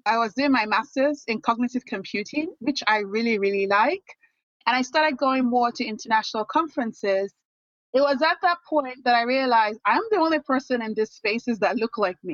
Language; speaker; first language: English; non-native, local second language; Yoruba